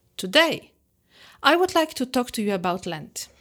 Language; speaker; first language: English; non-native, fluent; Polish